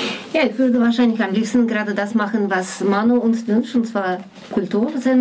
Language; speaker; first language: German; non-native, fluent; Russian